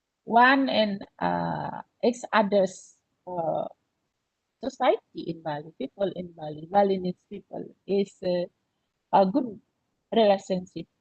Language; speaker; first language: English; non-native, learner; Indonesian